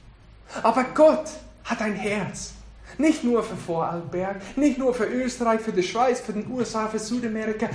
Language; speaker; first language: German; non-native, fluent; English